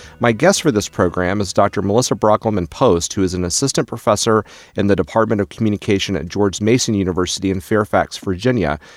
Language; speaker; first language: English; native; English